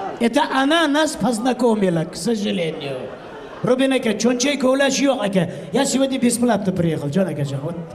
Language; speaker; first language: Russian; non-native, local second language; Uzbek